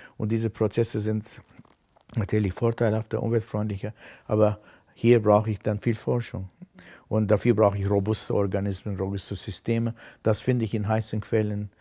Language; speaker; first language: German; non-native, fluent; Armenian